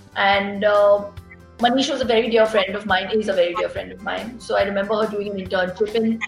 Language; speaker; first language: English; non-native, local second language; Tulu